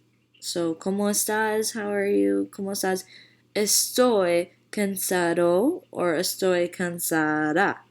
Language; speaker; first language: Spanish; non-native, fluent; English